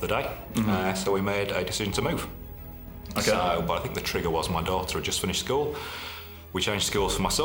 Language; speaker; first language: English; native; English